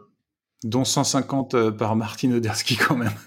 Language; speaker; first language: French; native; French